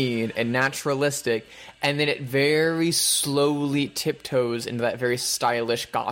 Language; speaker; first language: English; native; English